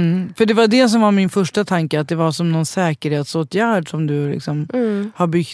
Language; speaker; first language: Swedish; native; Swedish